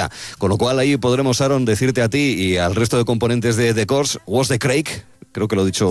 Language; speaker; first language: Spanish; native; Spanish